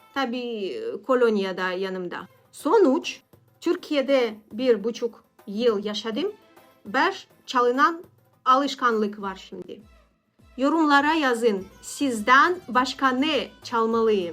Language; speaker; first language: Turkish; non-native, learner; Russian